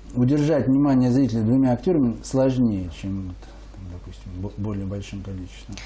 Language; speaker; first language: Russian; native; Russian